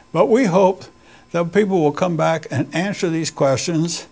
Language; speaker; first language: English; native; English